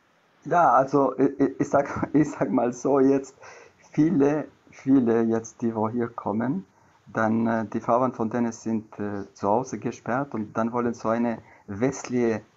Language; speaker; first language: German; non-native, learner; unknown